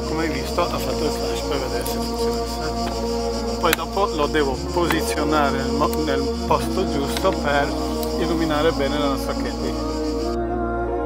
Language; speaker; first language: Italian; non-native, fluent; English